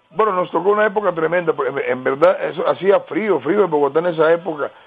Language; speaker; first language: Spanish; native; Spanish